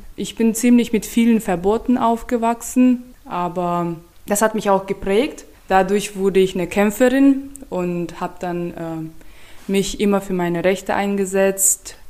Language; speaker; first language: German; non-native, fluent; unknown